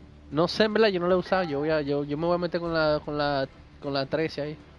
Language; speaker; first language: Spanish; early bilingual, heritage; Spanish